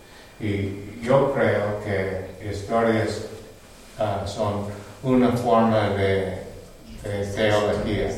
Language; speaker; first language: Spanish; non-native, learner; English